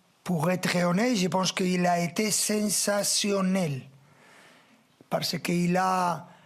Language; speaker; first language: French; non-native, fluent; Spanish